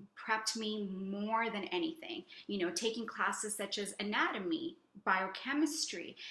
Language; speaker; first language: English; native; English